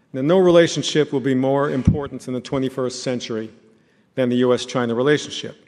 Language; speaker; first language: English; native; English